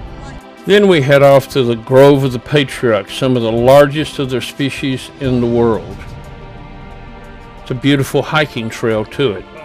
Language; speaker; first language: English; native; English